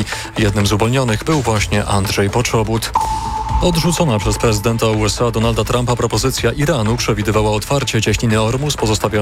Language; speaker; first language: Polish; native; Polish